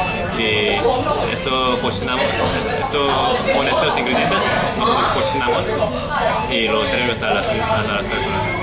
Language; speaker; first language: Spanish; non-native, fluent; Korean